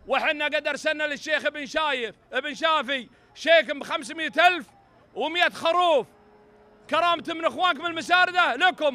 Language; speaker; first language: Arabic; native; Arabic